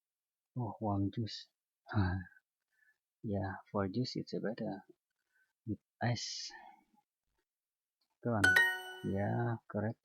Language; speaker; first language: English; non-native, fluent; Indonesian